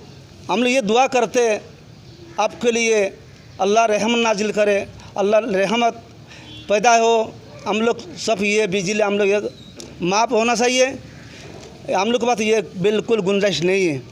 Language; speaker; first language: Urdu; non-native, local second language; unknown